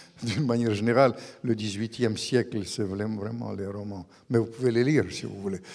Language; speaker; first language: French; non-native, fluent; Russian